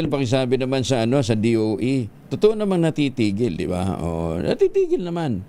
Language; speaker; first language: Filipino; native; Filipino